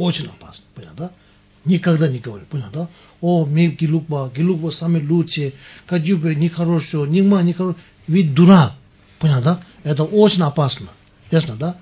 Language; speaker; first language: Russian; non-native, learner; Tibetan